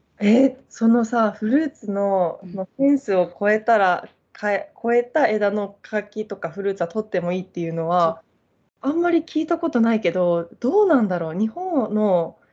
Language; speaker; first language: Japanese; native; Japanese